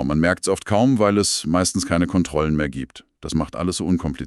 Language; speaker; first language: German; native; German